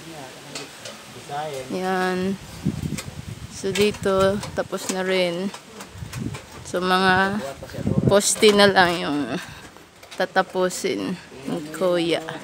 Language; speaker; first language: Filipino; non-native, local second language; Cebuano